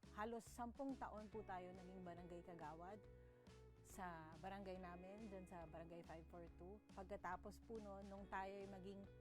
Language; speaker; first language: Filipino; native; Filipino